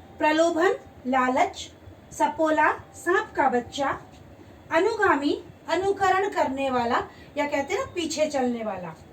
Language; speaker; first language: Hindi; native; Hindi